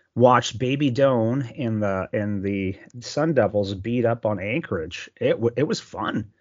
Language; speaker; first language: English; native; English